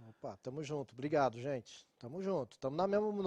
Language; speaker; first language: Portuguese; native; Portuguese